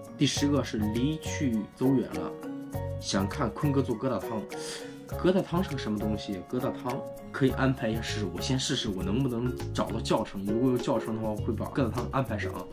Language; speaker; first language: Chinese; native; Chinese